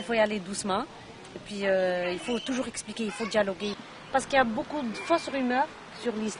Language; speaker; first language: French; non-native, local second language; Arabic